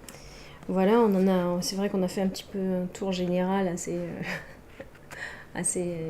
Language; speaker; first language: French; native; French